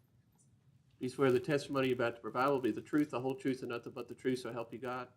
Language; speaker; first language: English; native; English